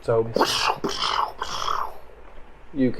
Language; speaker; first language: English; native; English